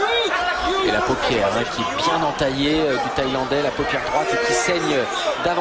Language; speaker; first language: French; native; French